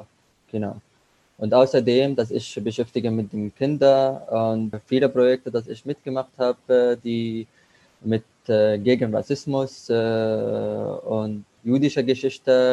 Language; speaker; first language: German; non-native, learner; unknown